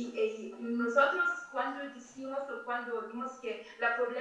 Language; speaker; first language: Spanish; non-native, fluent; Arabic